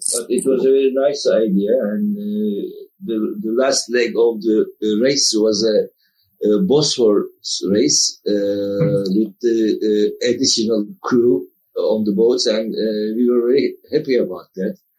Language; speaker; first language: English; non-native, fluent; Turkish